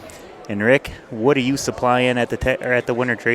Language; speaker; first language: English; native; English